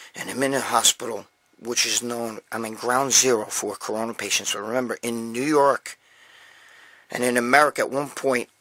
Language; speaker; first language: English; native; English